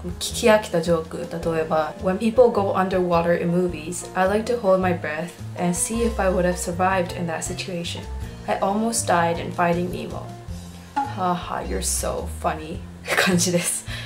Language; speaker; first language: English; early bilingual, other home language; Japanese